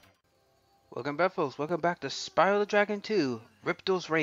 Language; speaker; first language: English; native; English